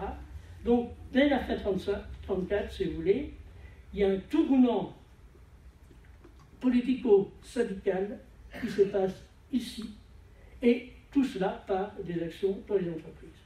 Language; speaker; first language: French; native; French